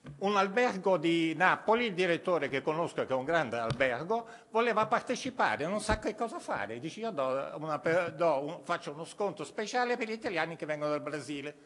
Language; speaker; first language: Italian; early bilingual, heritage; Italian